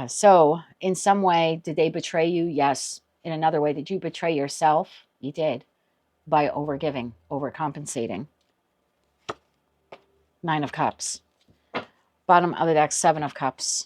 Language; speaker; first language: English; native; English